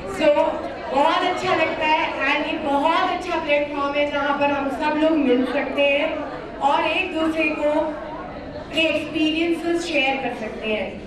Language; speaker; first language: Hindi; native; Hindi